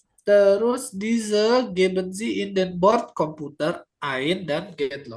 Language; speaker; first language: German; non-native, fluent; Indonesian